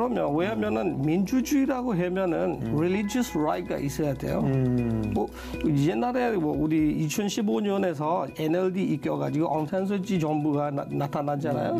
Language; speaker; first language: Korean; non-native, learner; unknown